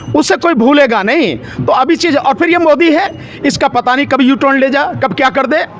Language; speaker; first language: Hindi; native; Hindi